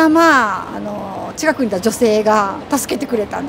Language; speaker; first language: Japanese; native; Japanese